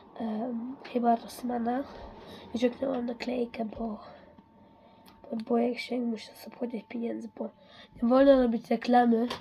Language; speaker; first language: Polish; early bilingual, heritage; Dutch